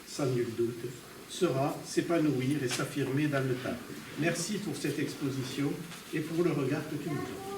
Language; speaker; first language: French; native; French